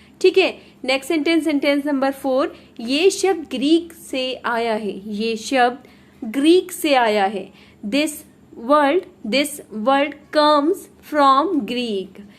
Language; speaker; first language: Hindi; native; Hindi